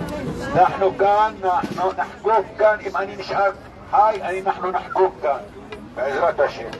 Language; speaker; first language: Hebrew; non-native, local second language; Arabic